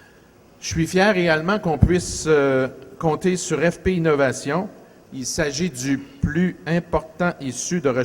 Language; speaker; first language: French; native; French